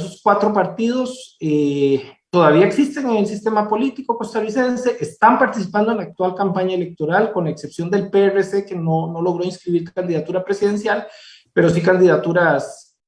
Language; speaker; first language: Spanish; native; Spanish